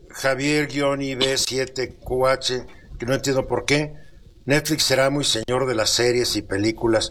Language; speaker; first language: Spanish; native; Spanish